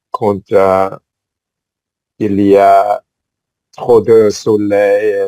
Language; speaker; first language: French; non-native, fluent; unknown